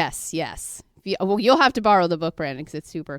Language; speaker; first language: English; native; English